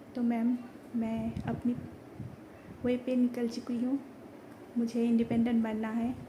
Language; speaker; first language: Hindi; non-native, local second language; Bangla